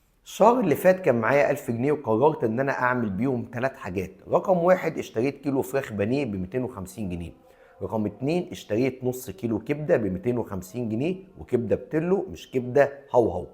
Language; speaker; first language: Arabic; native; Arabic